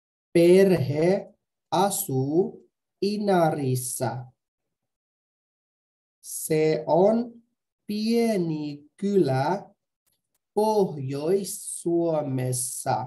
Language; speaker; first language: Finnish; non-native, fluent; Burmese